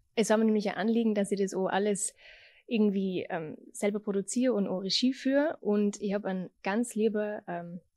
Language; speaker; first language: German; native; German